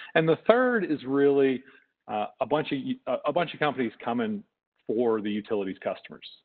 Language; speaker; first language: English; native; English